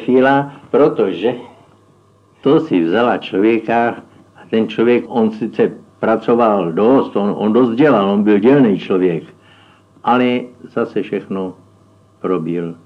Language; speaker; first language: Czech; native; Czech